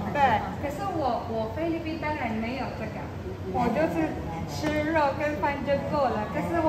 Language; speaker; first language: Chinese; non-native, fluent; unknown